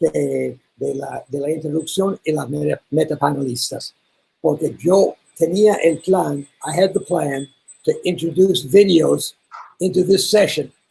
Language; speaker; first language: Spanish; non-native, learner; English